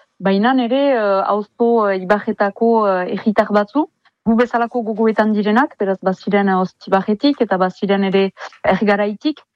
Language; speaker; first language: Basque; native; Basque